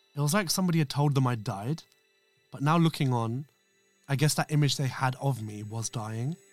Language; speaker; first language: English; non-native, local second language; Urdu